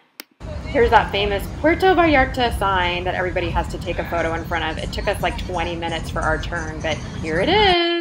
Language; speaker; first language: English; native; English